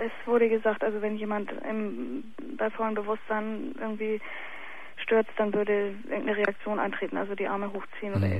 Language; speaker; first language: German; native; German